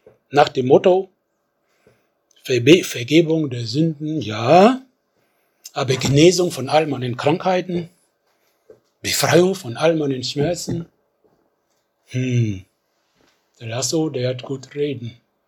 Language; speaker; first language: German; non-native, fluent; French